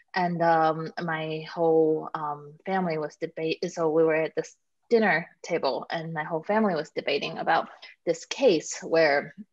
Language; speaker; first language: English; native; English